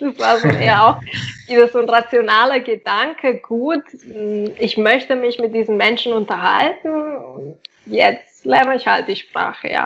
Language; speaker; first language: German; non-native, fluent; Catalan